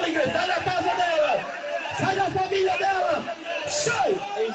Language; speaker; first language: Portuguese; native; Portuguese